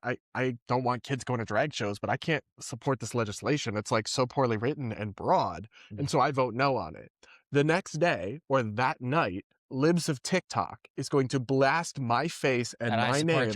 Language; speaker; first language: English; native; English